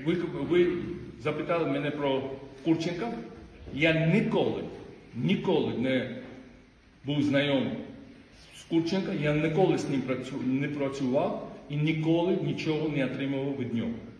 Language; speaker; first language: Ukrainian; non-native, fluent; Georgian